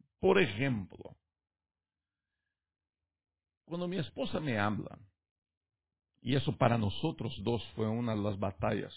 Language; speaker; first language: Spanish; native; Spanish